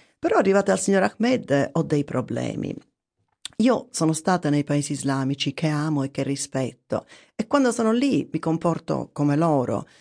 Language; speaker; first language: Italian; native; Italian